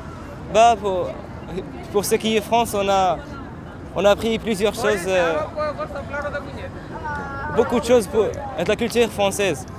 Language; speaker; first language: French; non-native, local second language; Arabic